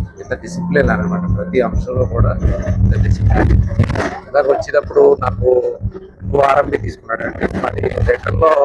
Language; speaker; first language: Telugu; native; Telugu